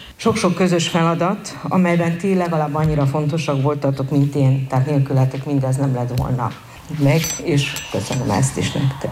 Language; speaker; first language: Hungarian; native; Hungarian